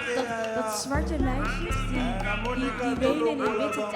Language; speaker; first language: Dutch; early bilingual, other home language; Kinyarwanda